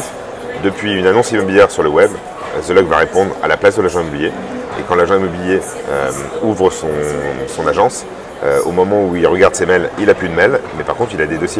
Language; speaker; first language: French; native; French